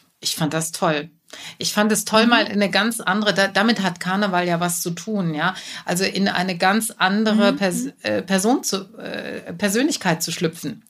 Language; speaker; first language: German; native; German